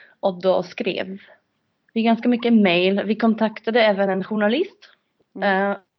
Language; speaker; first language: Swedish; non-native, fluent; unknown